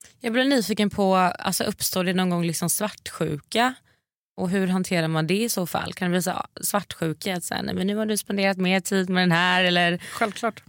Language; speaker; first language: Swedish; native; Swedish